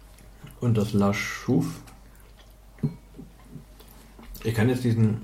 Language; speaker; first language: German; native; German